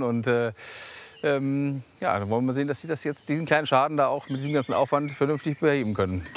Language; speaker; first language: German; native; German